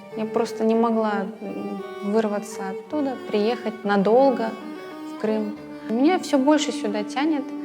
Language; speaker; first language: Russian; early bilingual, other home language; Crimean Tatar